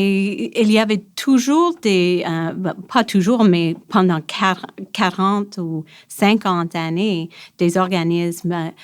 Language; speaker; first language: French; non-native, local second language; English